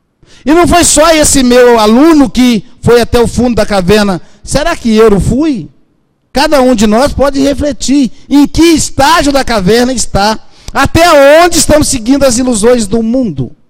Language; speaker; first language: Portuguese; native; Portuguese